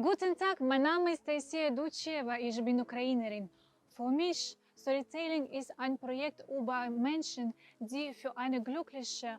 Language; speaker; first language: German; non-native, learner; Ukrainian